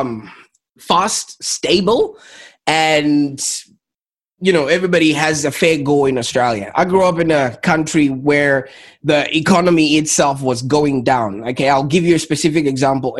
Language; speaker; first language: English; non-native, local second language; Shona